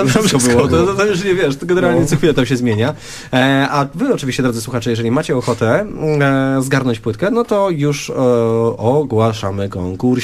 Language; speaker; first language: Polish; native; Polish